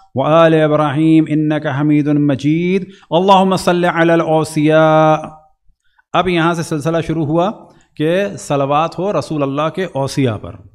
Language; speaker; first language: Urdu; native; Urdu